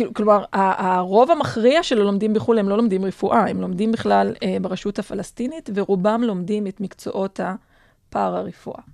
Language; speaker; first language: Hebrew; native; Hebrew